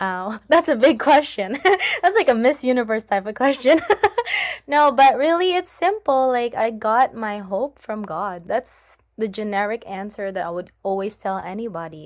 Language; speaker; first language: English; non-native, local second language; Filipino